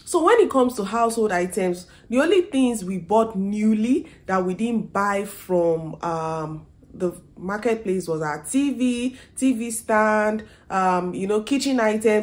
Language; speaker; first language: English; non-native, local second language; Yoruba